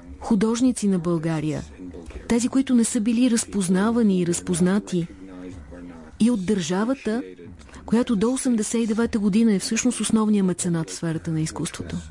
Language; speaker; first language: Bulgarian; native; Bulgarian